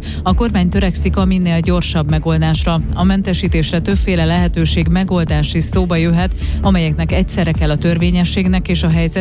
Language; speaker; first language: Hungarian; native; Hungarian